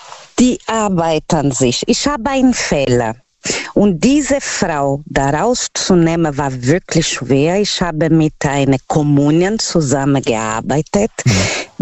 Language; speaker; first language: German; non-native, learner; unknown